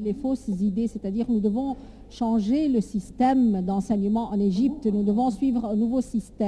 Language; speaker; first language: French; non-native, fluent; Arabic